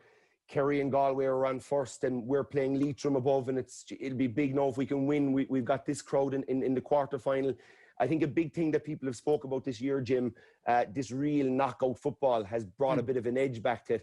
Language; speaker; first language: English; native; English